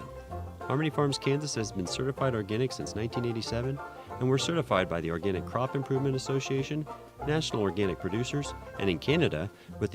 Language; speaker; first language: English; native; English